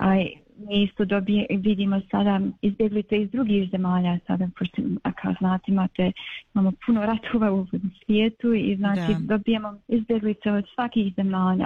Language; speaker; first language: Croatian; early bilingual, other home language; Bosnian